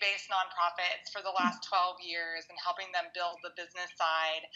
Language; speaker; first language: English; native; English